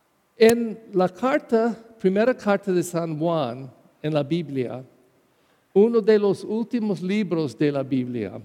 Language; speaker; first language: Spanish; non-native, fluent; English